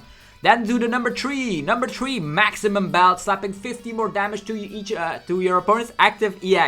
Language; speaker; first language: English; non-native, fluent; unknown